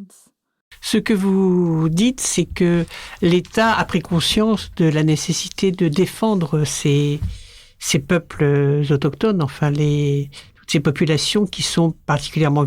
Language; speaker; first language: French; native; French